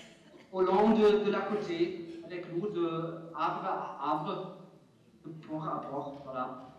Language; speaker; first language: French; non-native, fluent; German